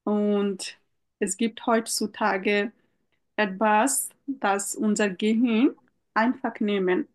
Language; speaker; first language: German; non-native, fluent; Bangla